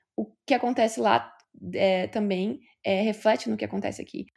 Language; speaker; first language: Portuguese; native; Portuguese